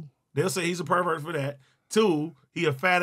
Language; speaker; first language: English; native; English